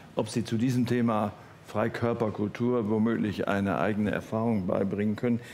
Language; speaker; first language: German; native; German